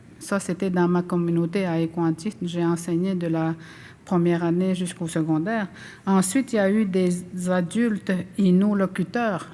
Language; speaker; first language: French; non-native, local second language; Innu-aimun